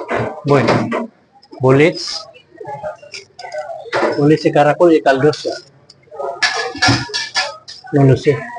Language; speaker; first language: Spanish; non-native, learner; Filipino